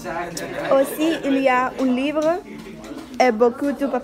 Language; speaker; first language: French; non-native, learner; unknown